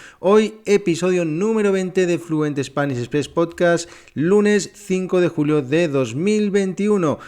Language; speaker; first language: Spanish; native; Spanish